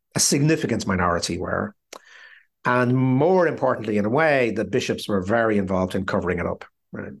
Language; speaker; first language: English; native; English